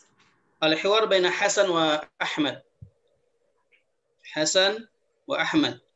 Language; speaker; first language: Arabic; non-native, fluent; Indonesian